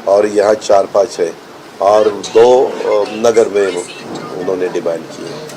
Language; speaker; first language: Hindi; non-native, local second language; Marathi